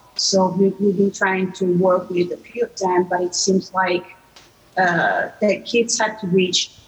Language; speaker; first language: English; non-native, fluent; Italian